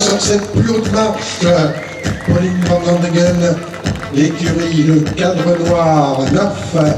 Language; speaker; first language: French; native; French